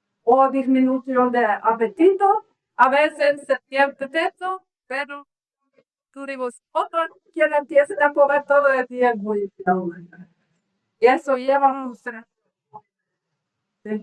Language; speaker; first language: Spanish; non-native, learner; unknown